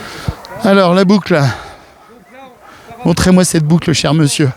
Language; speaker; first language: French; native; French